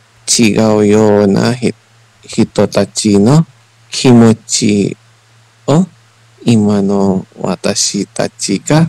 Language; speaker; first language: Japanese; non-native, learner; English